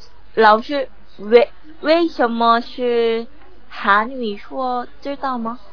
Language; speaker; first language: Chinese; non-native, learner; Korean